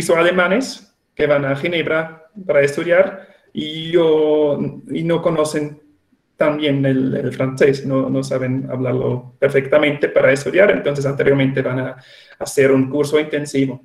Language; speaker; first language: Spanish; non-native, fluent; Swiss German